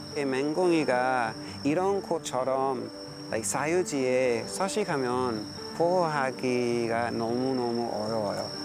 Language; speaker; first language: Korean; non-native, fluent; English